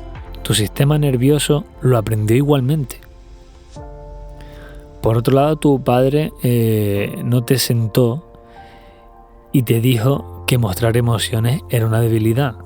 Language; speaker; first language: Spanish; native; Spanish